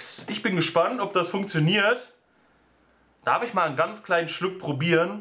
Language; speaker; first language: German; native; German